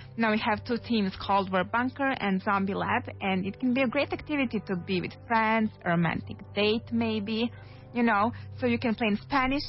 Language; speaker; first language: English; non-native, fluent; Serbian